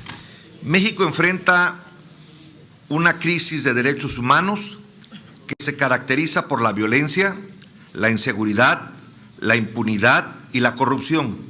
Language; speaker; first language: Spanish; native; Spanish